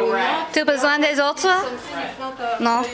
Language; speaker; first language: French; non-native, learner; English